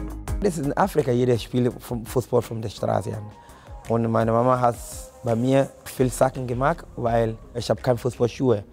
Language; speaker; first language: German; non-native, fluent; Akan